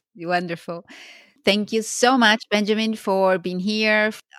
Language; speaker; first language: English; non-native, fluent; Spanish